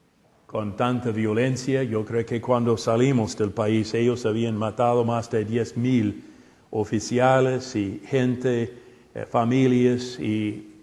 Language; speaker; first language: Spanish; non-native, fluent; English